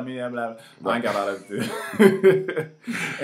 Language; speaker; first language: English; native; English